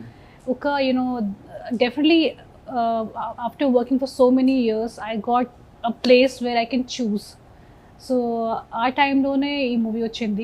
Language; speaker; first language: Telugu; non-native, fluent; Hindi